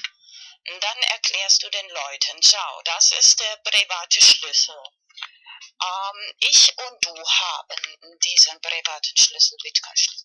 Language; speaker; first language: German; non-native, fluent; Spanish